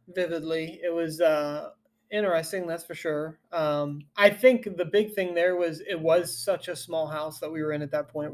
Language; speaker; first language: English; native; English